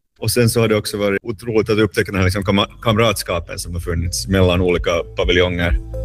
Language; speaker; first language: Swedish; native; Swedish